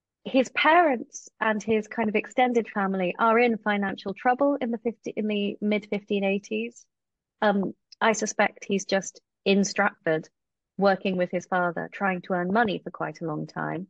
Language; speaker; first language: English; native; English